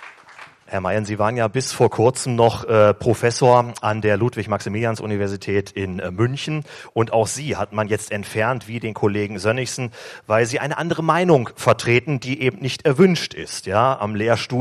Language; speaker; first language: German; native; German